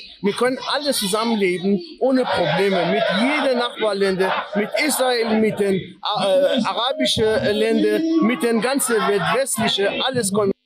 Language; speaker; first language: German; non-native, learner; Persian